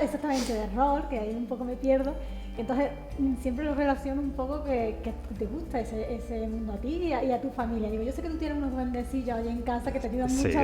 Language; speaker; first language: Spanish; native; Spanish